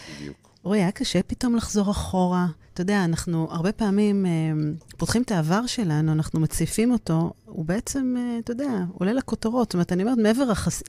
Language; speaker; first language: Hebrew; native; Hebrew